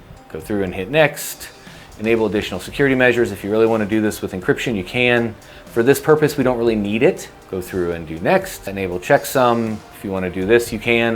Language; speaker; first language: English; native; English